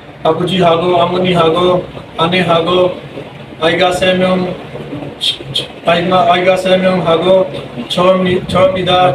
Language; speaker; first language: Korean; non-native, learner; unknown